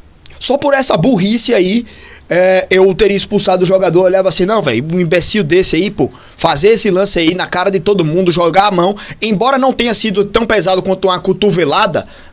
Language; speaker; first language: Portuguese; native; Portuguese